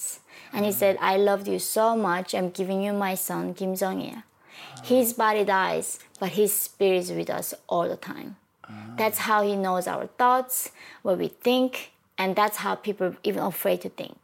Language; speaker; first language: English; non-native, fluent; Korean